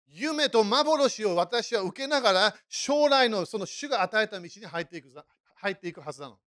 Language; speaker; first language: Japanese; non-native, fluent; English